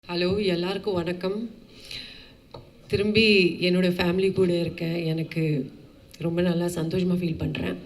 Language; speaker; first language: Tamil; non-native, fluent; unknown